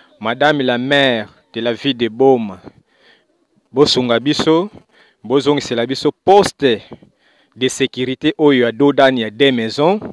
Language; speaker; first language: Lingala; non-native, local second language; Kongo